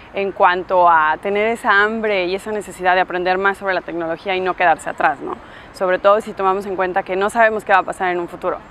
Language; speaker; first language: Spanish; native; Spanish